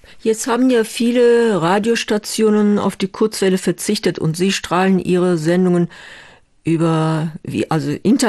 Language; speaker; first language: German; non-native, fluent; Turkish